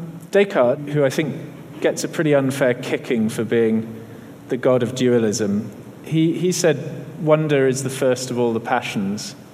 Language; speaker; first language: English; native; English